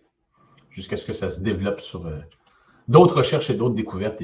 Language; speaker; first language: French; native; French